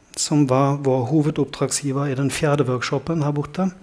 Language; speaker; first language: Norwegian; non-native, fluent; German